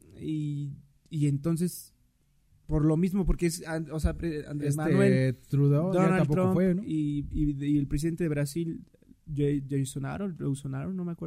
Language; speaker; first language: Spanish; native; Spanish